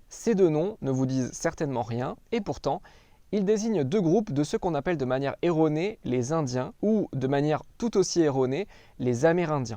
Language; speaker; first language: French; native; French